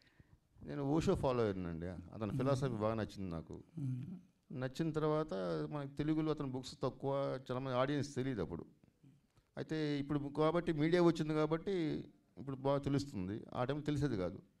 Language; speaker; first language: Telugu; native; Telugu